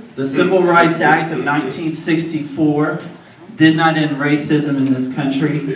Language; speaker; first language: English; native; English